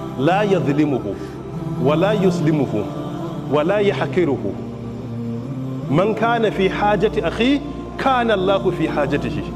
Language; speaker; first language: Hausa; native; Hausa